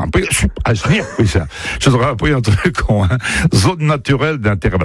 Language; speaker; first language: French; native; French